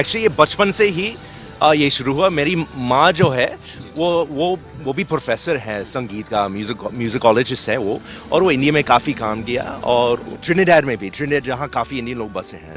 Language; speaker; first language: Hindi; non-native, fluent; English